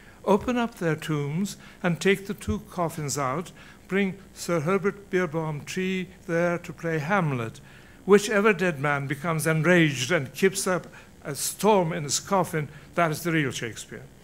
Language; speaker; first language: English; non-native, fluent; Turkish